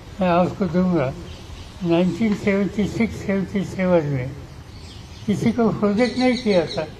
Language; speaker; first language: Hindi; non-native, local second language; Marathi